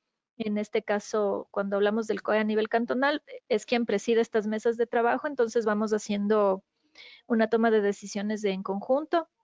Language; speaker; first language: Spanish; native; Spanish